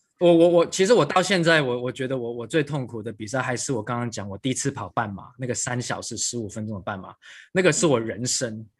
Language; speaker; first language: Chinese; non-native, local second language; Cantonese